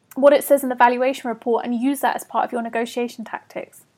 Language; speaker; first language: English; native; English